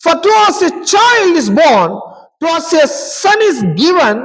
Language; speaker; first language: English; non-native, local second language; Telugu